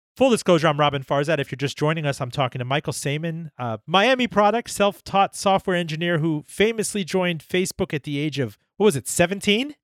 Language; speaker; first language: English; early bilingual, other home language; Persian